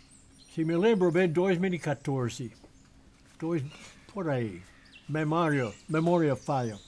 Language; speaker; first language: Portuguese; non-native, learner; English